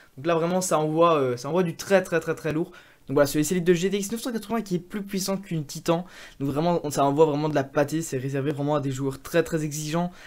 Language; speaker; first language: French; native; French